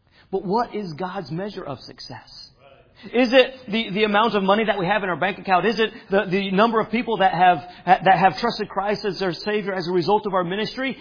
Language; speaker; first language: English; native; English